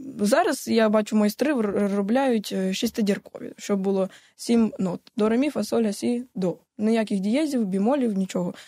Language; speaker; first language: Ukrainian; native; Ukrainian